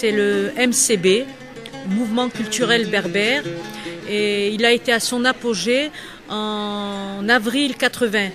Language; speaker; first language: French; non-native, local second language; Kabyle